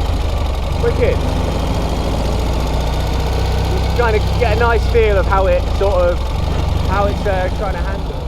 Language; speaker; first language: English; native; English